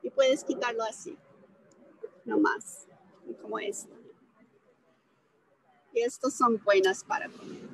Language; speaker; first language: Spanish; non-native, fluent; English